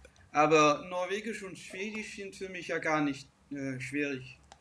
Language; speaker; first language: German; early bilingual, heritage; Dutch